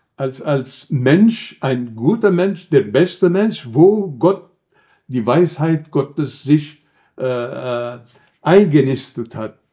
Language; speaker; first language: German; non-native, fluent; Arabic